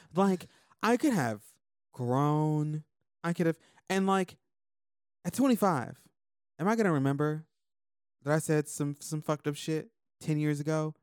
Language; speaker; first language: English; native; English